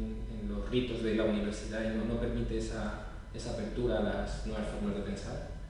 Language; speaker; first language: Spanish; native; Spanish